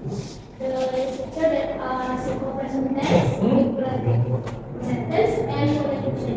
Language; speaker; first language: English; non-native, learner; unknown